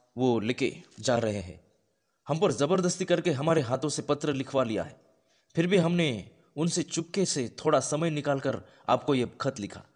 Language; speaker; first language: Hindi; non-native, local second language; Marathi